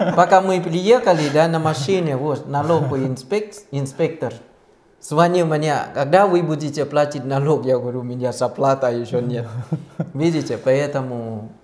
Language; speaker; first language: Russian; non-native, fluent; Thai